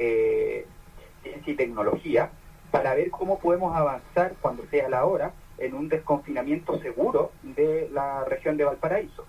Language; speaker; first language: Spanish; native; Spanish